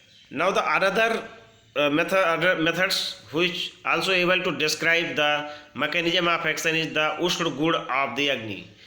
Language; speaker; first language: English; non-native, local second language; Hindi